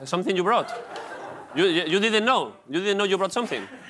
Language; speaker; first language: English; non-native, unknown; Spanish